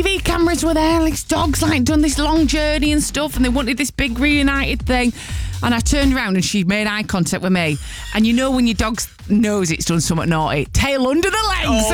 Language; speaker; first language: English; native; English